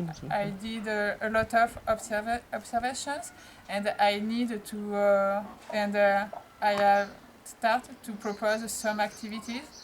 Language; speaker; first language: English; non-native, learner; French